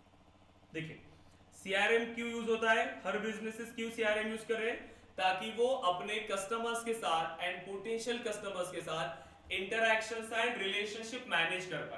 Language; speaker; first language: Hindi; native; Hindi